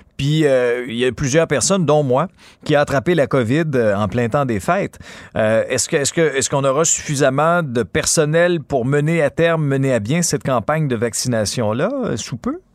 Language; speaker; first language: French; native; French